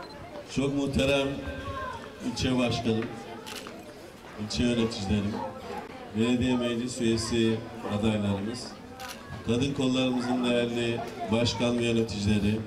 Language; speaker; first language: Turkish; native; Turkish